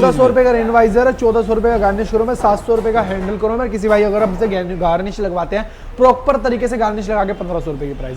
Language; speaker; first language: Hindi; native; Hindi